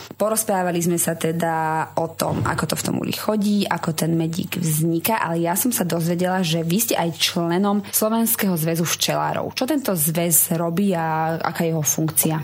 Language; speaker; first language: Slovak; native; Slovak